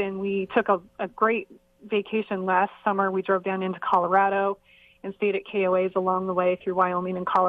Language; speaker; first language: English; native; English